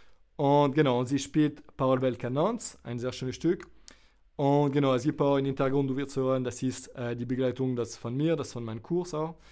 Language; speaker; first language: German; non-native, fluent; French